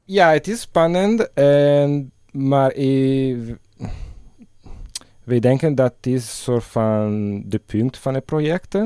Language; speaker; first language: Dutch; non-native, learner; Italian